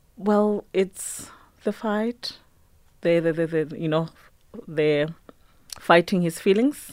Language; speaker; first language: English; non-native, local second language; Tswana